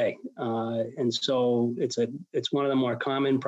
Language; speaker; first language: English; native; English